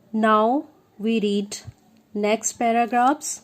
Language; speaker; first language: English; non-native, local second language; Punjabi